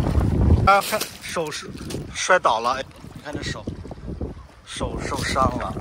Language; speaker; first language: Chinese; native; Chinese